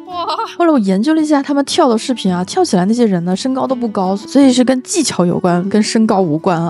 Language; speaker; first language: Chinese; native; Chinese